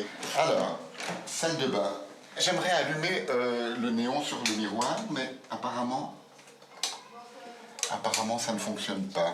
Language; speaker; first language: French; native; French